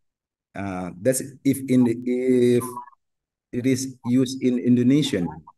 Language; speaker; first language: English; non-native, learner; Indonesian